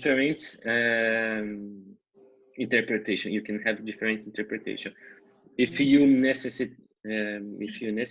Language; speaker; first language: English; non-native, learner; Portuguese